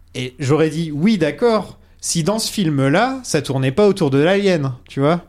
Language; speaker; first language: French; native; French